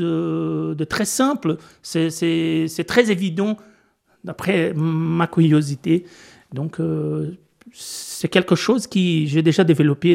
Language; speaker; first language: French; non-native, fluent; Portuguese